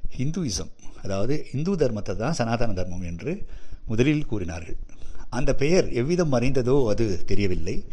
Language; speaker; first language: Tamil; non-native, local second language; Telugu